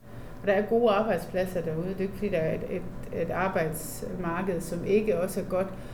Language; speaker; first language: Danish; native; Danish